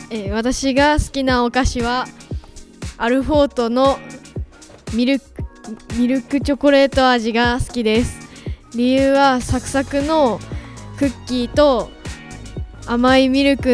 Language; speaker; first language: Japanese; native; Japanese